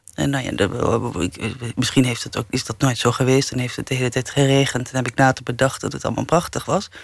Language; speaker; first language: Dutch; early bilingual, other home language; English